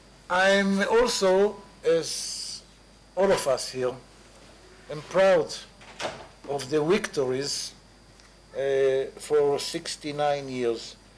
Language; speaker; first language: English; non-native, fluent; Hebrew